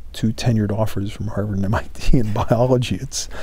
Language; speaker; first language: English; native; English